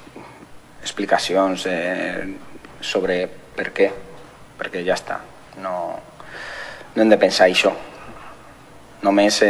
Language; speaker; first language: Catalan; non-native, fluent; Spanish